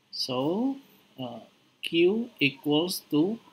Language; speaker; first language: English; non-native, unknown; Indonesian